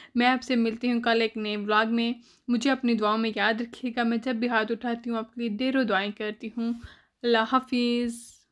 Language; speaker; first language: Urdu; native; Urdu